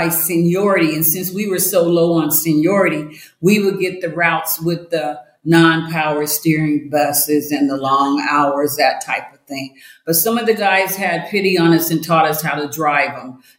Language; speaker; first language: English; native; English